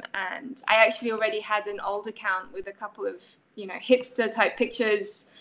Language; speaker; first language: English; non-native, fluent; French